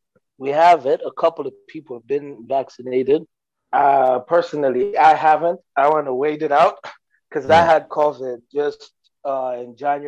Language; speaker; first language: English; non-native, local second language; Nyanja